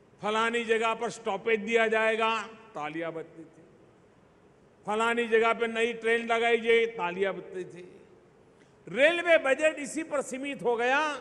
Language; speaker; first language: Hindi; non-native, local second language; Gujarati